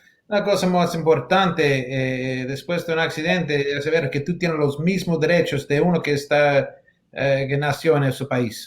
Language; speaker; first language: Spanish; non-native, learner; English